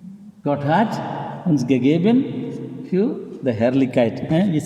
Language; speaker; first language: German; non-native, fluent; Malayalam